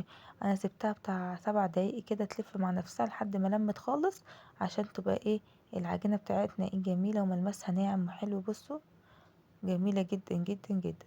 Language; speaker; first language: Arabic; native; Arabic